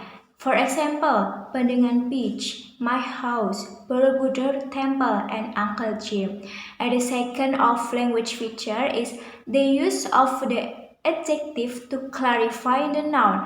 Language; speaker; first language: English; non-native, learner; Indonesian